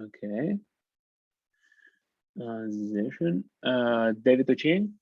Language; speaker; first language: German; non-native, fluent; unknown